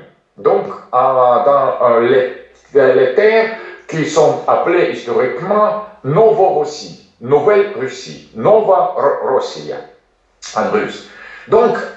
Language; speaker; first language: French; non-native, fluent; Russian